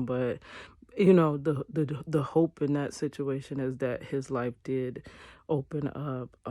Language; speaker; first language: English; native; English